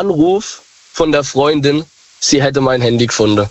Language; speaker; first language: German; native; German